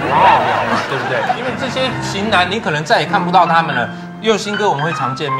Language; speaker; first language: Chinese; native; Chinese